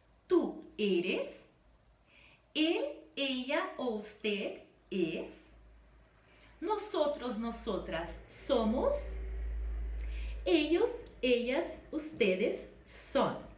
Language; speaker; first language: Spanish; non-native, fluent; Portuguese